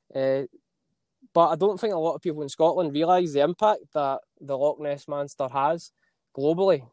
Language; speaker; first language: English; native; English